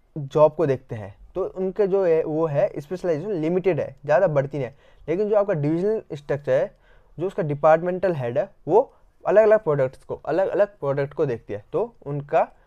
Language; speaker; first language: Hindi; native; Hindi